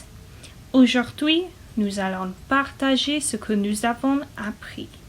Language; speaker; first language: French; non-native, learner; English